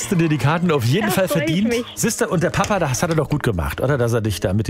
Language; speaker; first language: German; native; German